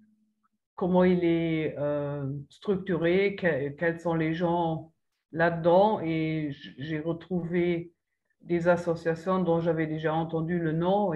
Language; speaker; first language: French; non-native, local second language; Luxembourgish